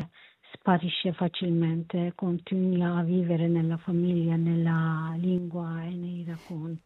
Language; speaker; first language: Italian; non-native, learner; Kurdish